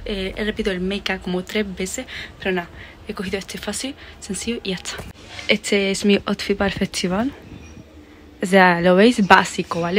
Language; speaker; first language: Spanish; native; Spanish